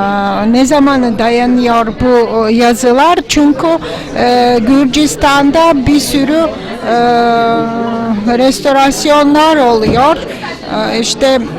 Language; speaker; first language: Turkish; non-native, fluent; Georgian